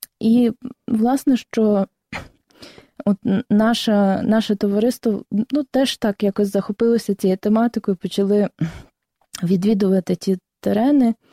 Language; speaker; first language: Ukrainian; native; Ukrainian